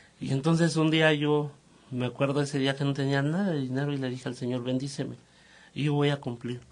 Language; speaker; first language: Spanish; native; Spanish